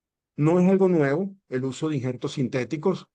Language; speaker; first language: Spanish; native; Spanish